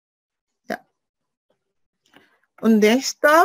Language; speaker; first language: German; non-native, fluent; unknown